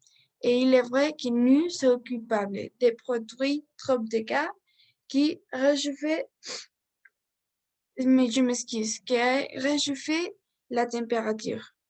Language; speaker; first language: French; non-native, learner; Spanish